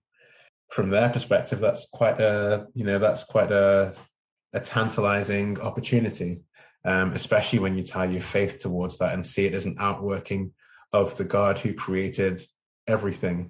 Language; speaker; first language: English; native; English